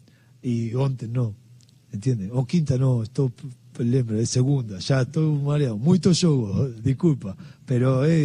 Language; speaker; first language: Portuguese; non-native, learner; Spanish